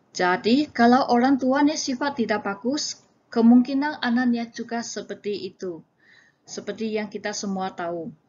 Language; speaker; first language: Malay; non-native, local second language; Chinese